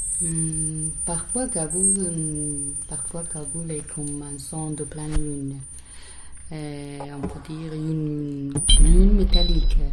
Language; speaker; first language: French; non-native, learner; Persian